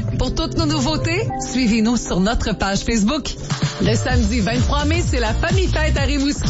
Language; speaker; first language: French; native; French